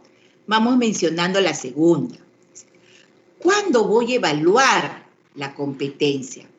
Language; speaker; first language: Spanish; native; Spanish